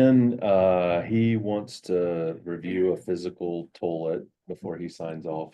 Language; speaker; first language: English; native; English